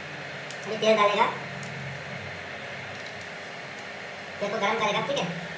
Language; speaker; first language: Hindi; non-native, local second language; Manipuri